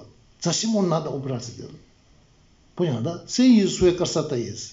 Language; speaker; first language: Russian; non-native, learner; Tibetan